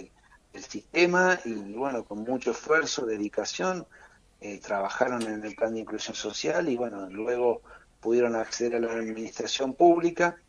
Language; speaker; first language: Spanish; native; Spanish